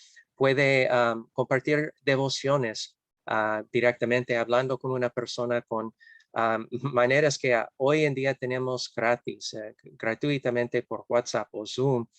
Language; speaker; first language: Spanish; non-native, fluent; English